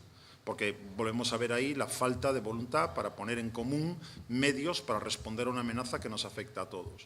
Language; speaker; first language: Spanish; native; Spanish